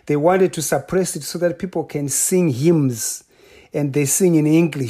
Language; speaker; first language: English; non-native, local second language; Shona